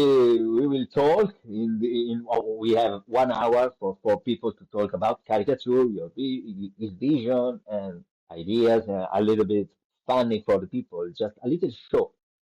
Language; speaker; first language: English; non-native, learner; Italian